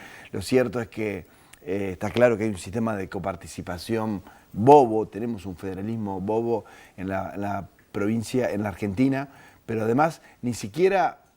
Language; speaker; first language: Spanish; native; Spanish